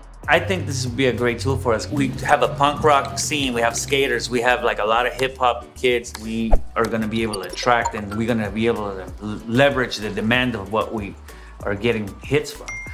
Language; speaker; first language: English; non-native, fluent; Spanish